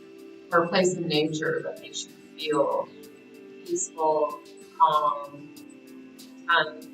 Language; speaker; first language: English; native; English